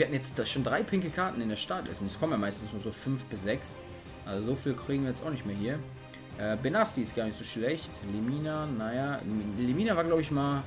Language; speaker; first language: German; native; German